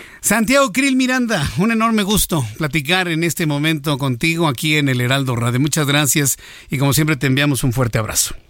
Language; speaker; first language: Spanish; native; Spanish